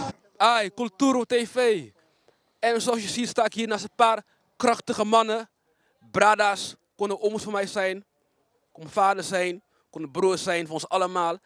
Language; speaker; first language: Dutch; native; Dutch